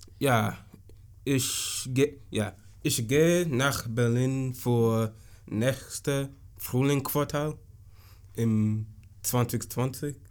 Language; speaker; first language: German; non-native, learner; English